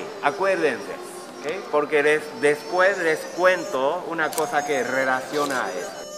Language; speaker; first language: Spanish; non-native, learner; Japanese